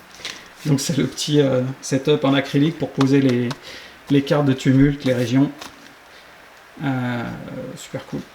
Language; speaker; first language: French; native; French